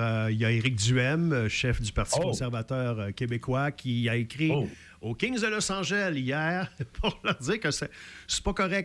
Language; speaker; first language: French; native; French